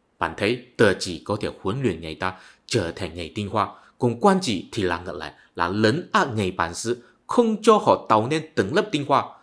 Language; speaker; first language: Vietnamese; non-native, fluent; Chinese